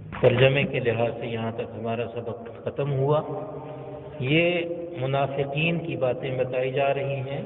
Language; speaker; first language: Urdu; native; Urdu